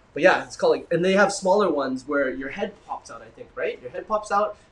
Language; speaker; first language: English; early bilingual, other home language; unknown